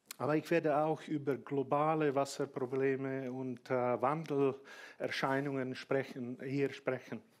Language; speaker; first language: German; non-native, fluent; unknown